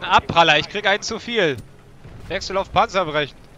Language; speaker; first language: German; native; German